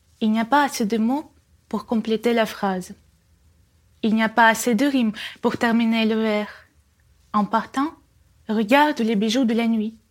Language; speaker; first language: French; non-native, fluent; Russian